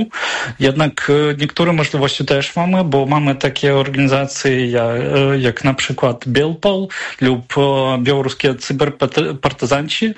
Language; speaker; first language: Polish; non-native, fluent; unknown